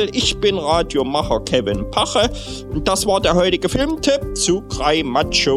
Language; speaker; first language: German; native; German